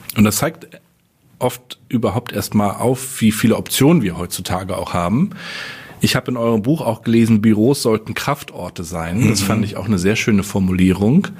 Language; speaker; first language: German; native; German